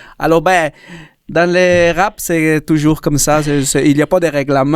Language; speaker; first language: French; non-native, learner; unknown